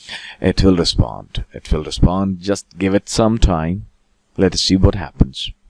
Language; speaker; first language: English; non-native, local second language; Hindi